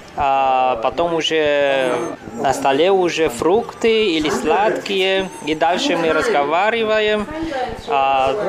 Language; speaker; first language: Russian; non-native, learner; Chinese